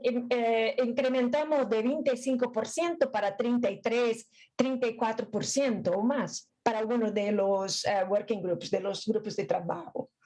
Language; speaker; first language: Spanish; non-native, fluent; Portuguese